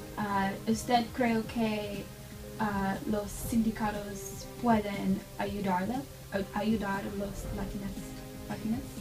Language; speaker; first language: Spanish; non-native, learner; English